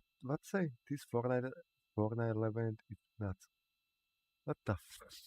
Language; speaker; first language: English; non-native, learner; Slovak